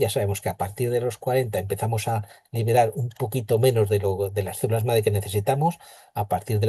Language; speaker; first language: Spanish; native; Spanish